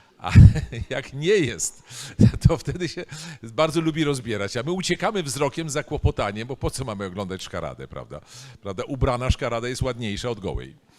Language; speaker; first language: Polish; native; Polish